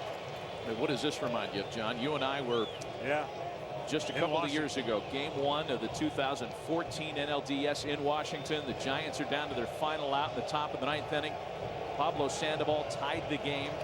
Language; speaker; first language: English; native; English